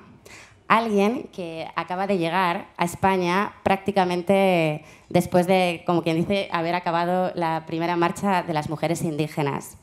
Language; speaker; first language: Spanish; native; Spanish